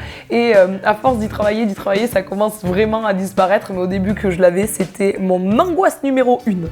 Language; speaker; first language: French; native; French